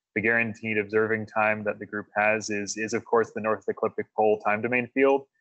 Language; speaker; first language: English; native; English